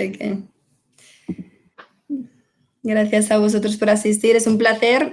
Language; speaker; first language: Spanish; native; Spanish